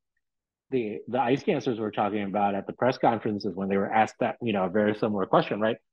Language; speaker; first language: English; non-native, local second language; Cantonese